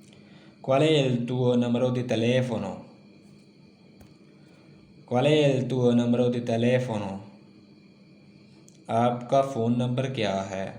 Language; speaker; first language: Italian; non-native, learner; Urdu